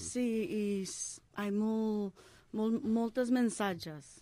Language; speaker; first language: Catalan; non-native, learner; English